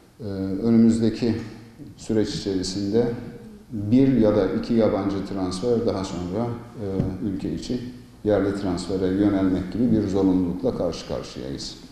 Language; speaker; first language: Turkish; native; Turkish